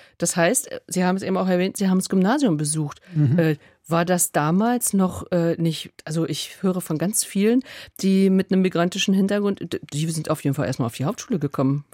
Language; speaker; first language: German; native; German